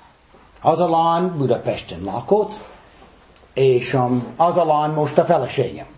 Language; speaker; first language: Hungarian; non-native, fluent; English